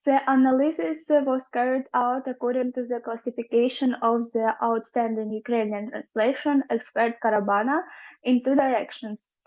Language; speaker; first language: English; non-native, fluent; Ukrainian